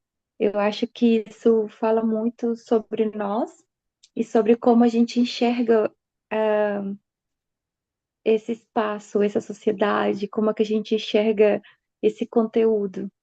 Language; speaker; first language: Portuguese; non-native, fluent; Spanish